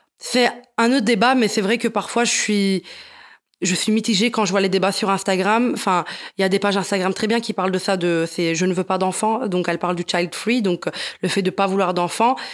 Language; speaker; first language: French; early bilingual, other home language; Italian